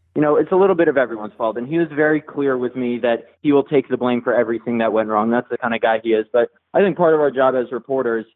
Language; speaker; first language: English; native; English